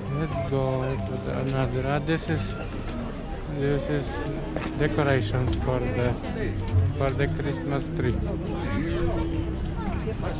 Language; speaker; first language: English; non-native, learner; Polish